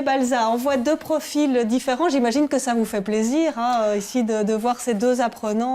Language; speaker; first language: French; native; French